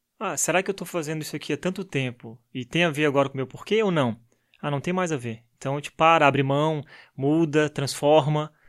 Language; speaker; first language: Portuguese; native; Portuguese